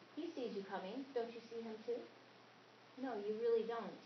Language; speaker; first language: English; native; English